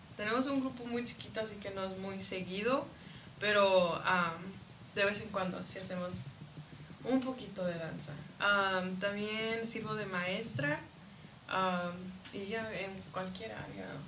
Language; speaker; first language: Spanish; early bilingual, heritage; Spanish